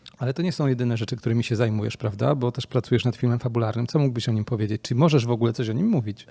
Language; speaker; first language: Polish; native; Polish